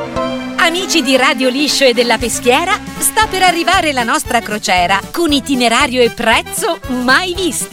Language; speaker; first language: Italian; native; Italian